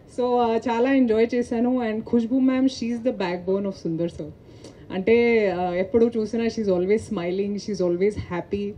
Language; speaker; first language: Telugu; non-native, local second language; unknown